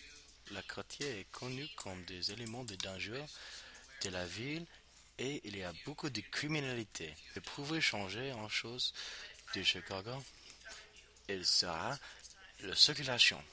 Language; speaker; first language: French; non-native, learner; English